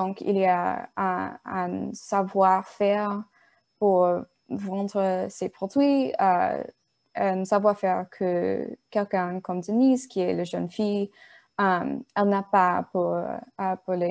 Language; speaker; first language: French; non-native, learner; English